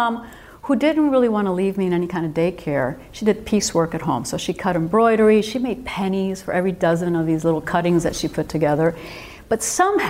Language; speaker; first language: English; early bilingual, other home language; Spanish